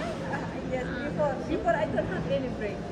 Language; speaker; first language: English; non-native, learner; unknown